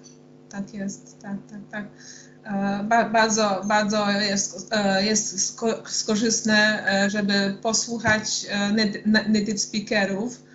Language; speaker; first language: Polish; non-native, fluent; Hungarian